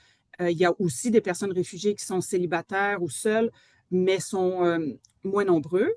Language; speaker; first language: French; native; French